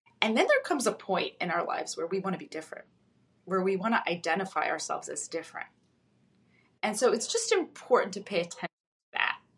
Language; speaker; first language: English; early bilingual, other home language; Russian